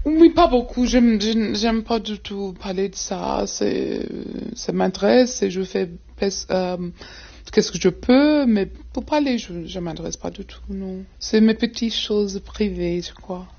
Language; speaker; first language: French; non-native, fluent; English